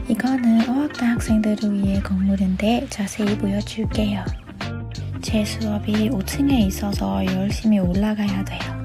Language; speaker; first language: Korean; non-native, learner; Burmese